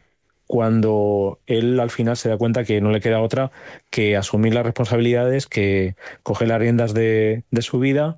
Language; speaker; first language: Spanish; native; Spanish